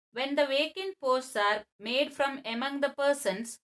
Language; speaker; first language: English; non-native, local second language; Kannada